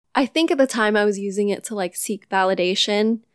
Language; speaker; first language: English; non-native, local second language; Filipino